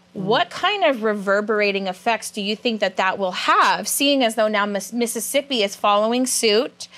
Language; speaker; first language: English; native; English